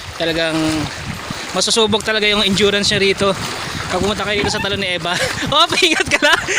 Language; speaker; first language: Filipino; native; Filipino